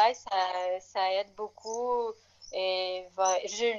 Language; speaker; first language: French; non-native, fluent; Russian